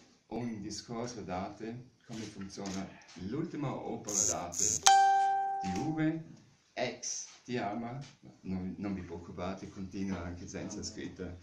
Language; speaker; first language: Italian; non-native, learner; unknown